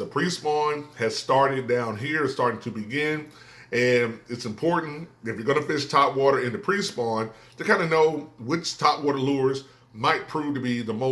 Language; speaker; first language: English; native; English